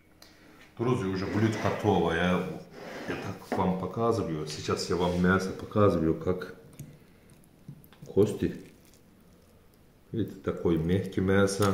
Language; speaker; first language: Russian; non-native, learner; Turkish